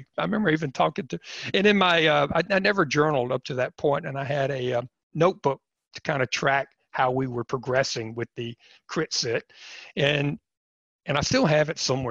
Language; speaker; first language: English; native; English